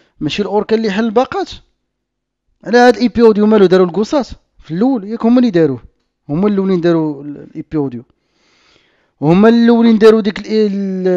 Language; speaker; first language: Arabic; native; Arabic